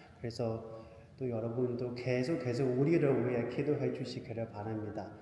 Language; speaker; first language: Korean; non-native, fluent; Chinese